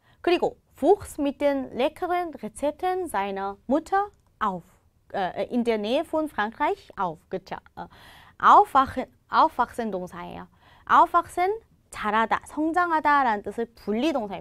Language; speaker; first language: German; non-native, fluent; Korean